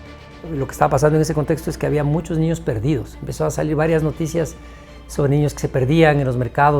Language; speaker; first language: Spanish; native; Spanish